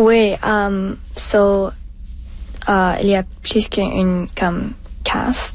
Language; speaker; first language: French; non-native, local second language; English